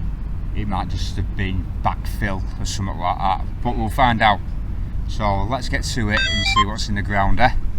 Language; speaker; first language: English; native; English